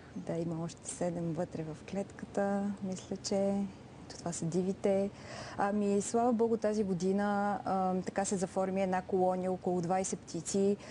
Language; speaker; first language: Bulgarian; native; Bulgarian